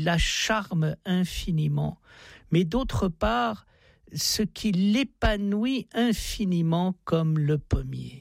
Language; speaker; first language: French; native; French